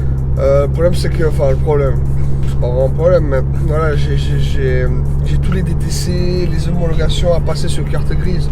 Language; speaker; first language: French; native; French